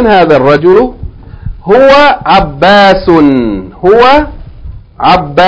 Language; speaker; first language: Arabic; non-native, fluent; English